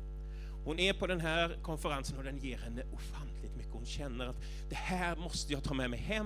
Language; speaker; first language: Swedish; native; Swedish